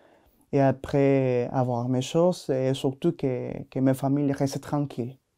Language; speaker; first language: French; non-native, learner; Spanish